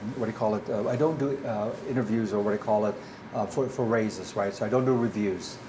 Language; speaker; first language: English; early bilingual, other home language; Dutch